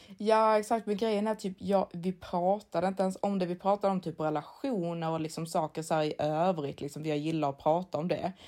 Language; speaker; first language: Swedish; native; Swedish